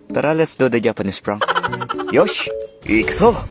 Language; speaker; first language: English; non-native, local second language; Filipino